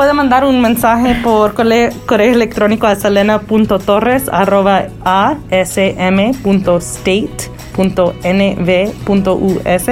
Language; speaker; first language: Spanish; early bilingual, heritage; Spanish